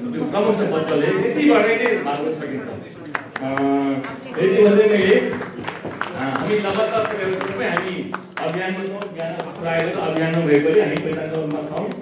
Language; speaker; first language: Nepali; non-native, local second language; Eastern Tamang